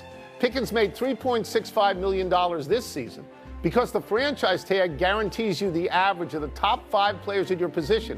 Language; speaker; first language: English; native; English